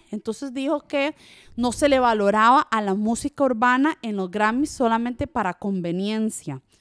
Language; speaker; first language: Spanish; early bilingual, other home language; French